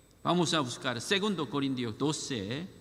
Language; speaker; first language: Spanish; non-native, learner; Korean